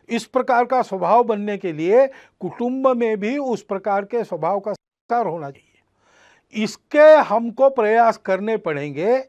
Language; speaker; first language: Hindi; non-native, local second language; Marathi